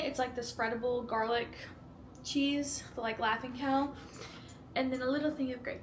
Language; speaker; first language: English; native; English